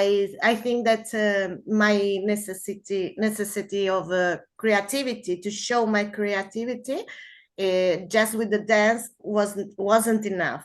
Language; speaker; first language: English; non-native, learner; Spanish